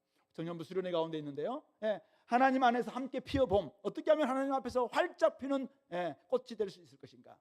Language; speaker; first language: Korean; native; Korean